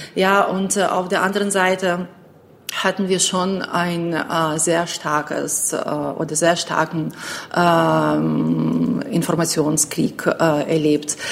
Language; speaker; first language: German; non-native, fluent; Ukrainian